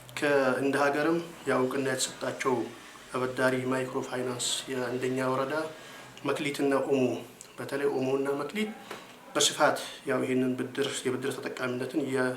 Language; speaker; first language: Amharic; non-native, local second language; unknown